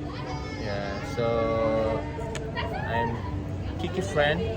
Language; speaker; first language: English; non-native, fluent; Indonesian